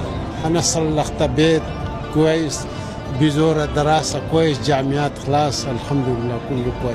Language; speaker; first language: Arabic; non-native, learner; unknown